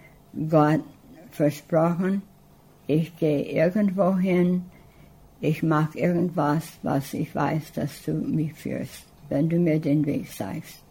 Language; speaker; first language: German; early bilingual, heritage; English